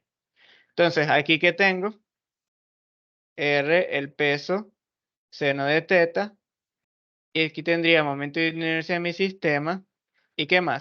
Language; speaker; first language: Spanish; native; Spanish